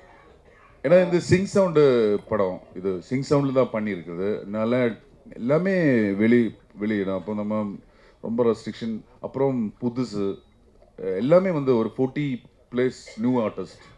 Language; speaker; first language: Tamil; non-native, learner; Malayalam